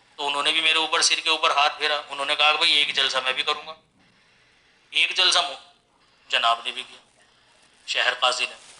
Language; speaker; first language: Urdu; native; Urdu